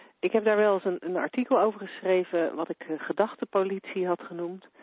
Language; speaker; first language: Dutch; native; Dutch